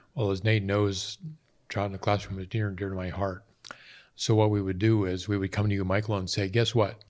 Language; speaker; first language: English; native; English